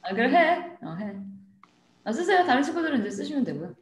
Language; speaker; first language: Korean; native; Korean